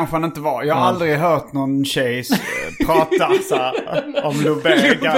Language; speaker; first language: Swedish; native; Swedish